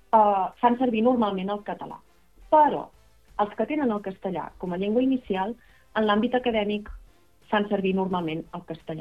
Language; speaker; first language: Catalan; native; Catalan